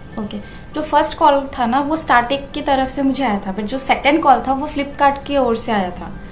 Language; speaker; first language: Hindi; non-native, local second language; Assamese